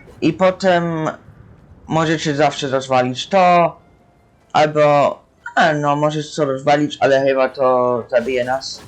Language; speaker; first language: Polish; early bilingual, heritage; Polish